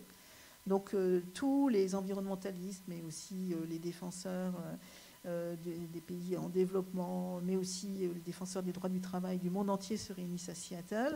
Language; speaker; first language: French; native; French